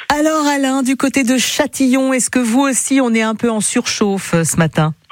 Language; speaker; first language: French; native; French